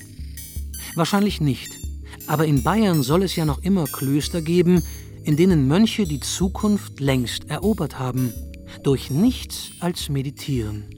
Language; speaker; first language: German; native; German